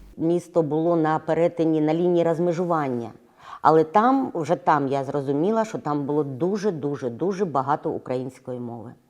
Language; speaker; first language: Ukrainian; non-native, local second language; Russian